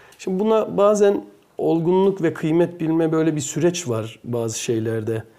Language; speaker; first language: Turkish; early bilingual, heritage; Turkish